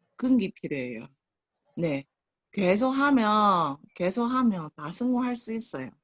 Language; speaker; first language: Korean; non-native, learner; Chinese